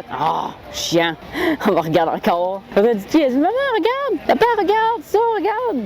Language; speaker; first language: French; native; French